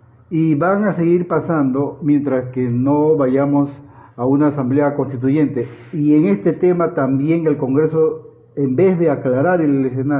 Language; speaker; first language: Spanish; native; Spanish